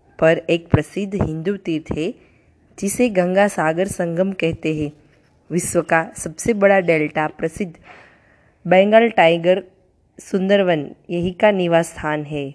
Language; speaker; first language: Hindi; non-native, local second language; Gujarati